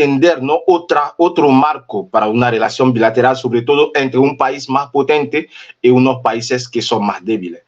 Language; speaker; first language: Spanish; non-native, fluent; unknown